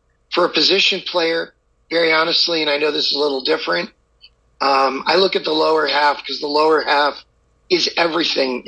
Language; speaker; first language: English; native; English